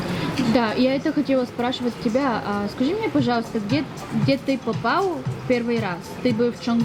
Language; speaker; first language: Russian; non-native, learner; Bulgarian